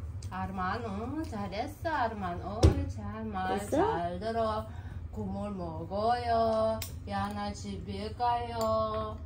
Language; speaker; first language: Korean; non-native, learner; Kazakh